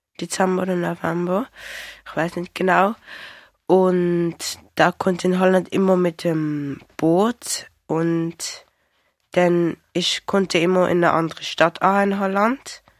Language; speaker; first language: German; non-native, learner; Dutch